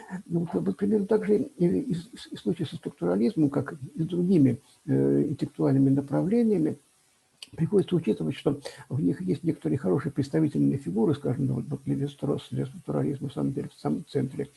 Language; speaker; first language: Russian; native; Russian